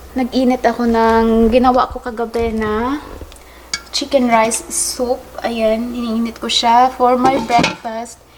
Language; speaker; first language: Filipino; native; Filipino